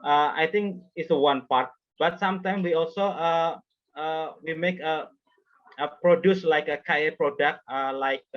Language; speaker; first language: English; non-native, fluent; Indonesian